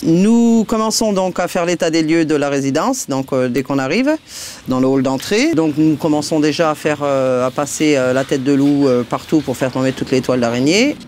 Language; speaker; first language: French; native; French